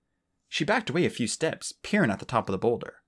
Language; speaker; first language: English; native; English